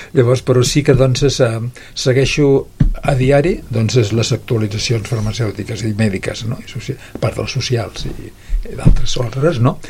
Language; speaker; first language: Catalan; native; Catalan